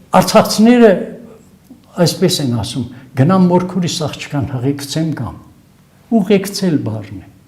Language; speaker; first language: Armenian; native; Armenian